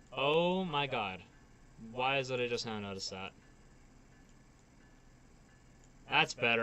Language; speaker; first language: English; native; English